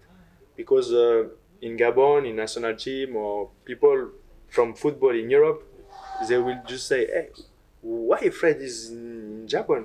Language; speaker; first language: English; non-native, learner; French